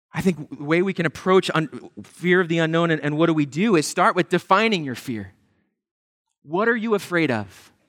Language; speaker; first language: English; native; English